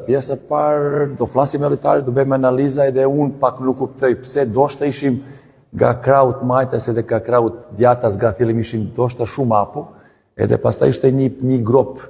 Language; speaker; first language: Albanian; non-native, learner; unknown